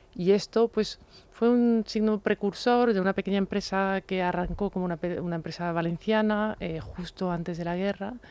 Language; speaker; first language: Spanish; non-native, fluent; French